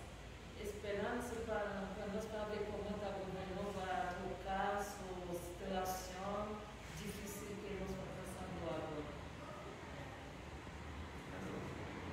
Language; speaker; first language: Portuguese; non-native, learner; Spanish